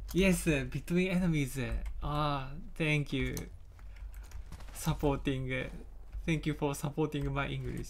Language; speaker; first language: English; non-native, learner; Japanese